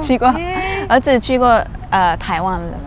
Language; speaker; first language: Chinese; non-native, learner; Thai